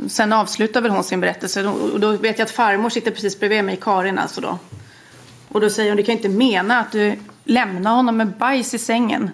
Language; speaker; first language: Swedish; native; Swedish